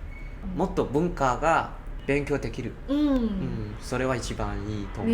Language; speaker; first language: Japanese; non-native, learner; Cantonese